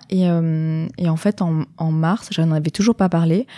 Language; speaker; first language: French; native; French